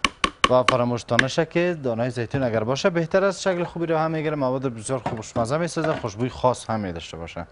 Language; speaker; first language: Persian; native; Persian